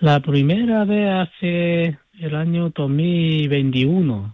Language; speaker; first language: Spanish; non-native, fluent; Chinese